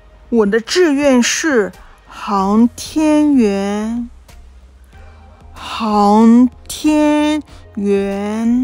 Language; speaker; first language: Chinese; non-native, local second language; Cantonese